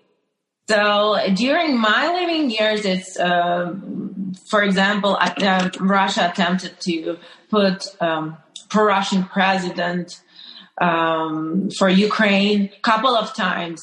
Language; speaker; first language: English; non-native, fluent; Ukrainian